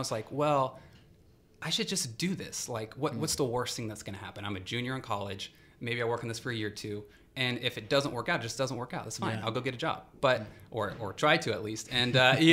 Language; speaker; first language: English; native; English